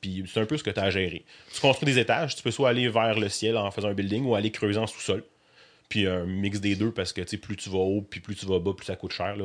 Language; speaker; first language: French; native; French